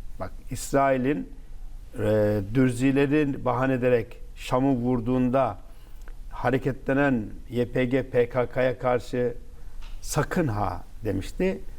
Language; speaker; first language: Turkish; native; Turkish